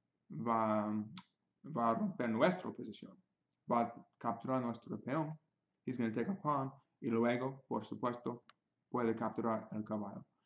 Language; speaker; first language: Spanish; non-native, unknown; English